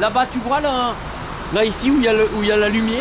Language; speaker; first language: French; native; French